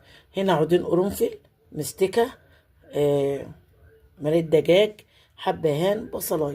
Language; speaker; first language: Arabic; native; Arabic